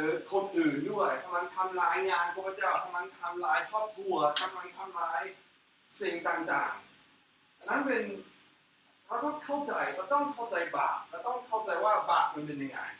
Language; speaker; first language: Thai; non-native, fluent; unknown